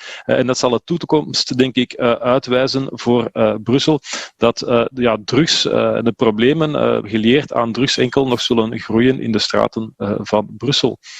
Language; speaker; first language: Dutch; native; Dutch